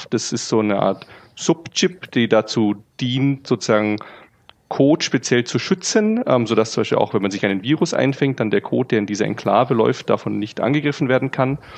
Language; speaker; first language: German; native; German